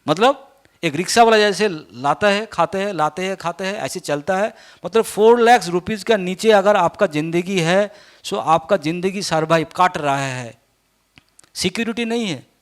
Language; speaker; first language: Hindi; non-native, local second language; Bangla